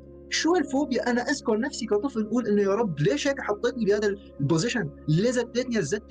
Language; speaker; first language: Arabic; native; Arabic